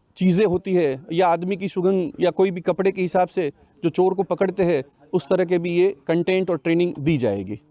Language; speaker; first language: Hindi; non-native, local second language; Gujarati